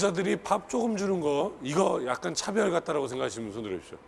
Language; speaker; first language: Korean; native; Korean